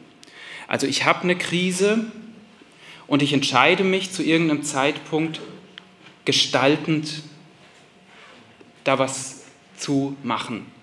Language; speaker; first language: German; native; German